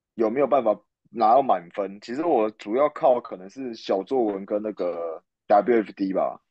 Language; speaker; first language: Chinese; native; Chinese